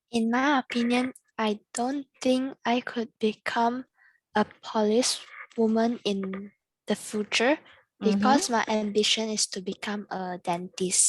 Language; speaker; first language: English; non-native, learner; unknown